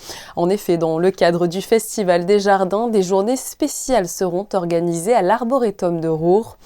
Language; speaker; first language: French; native; French